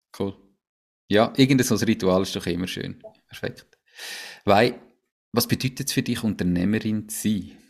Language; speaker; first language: German; native; German